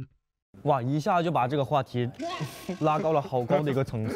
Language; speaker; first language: Chinese; native; Chinese